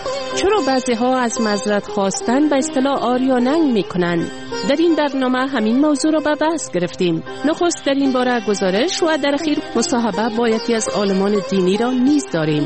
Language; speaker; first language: Persian; native; Persian